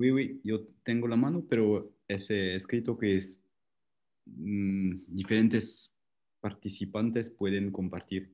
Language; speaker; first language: Spanish; non-native, learner; French